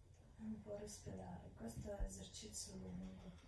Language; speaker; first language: Italian; non-native, learner; Russian